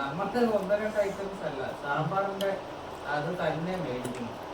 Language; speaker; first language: Malayalam; native; Malayalam